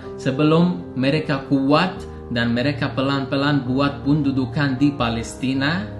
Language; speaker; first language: Indonesian; non-native, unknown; Arabic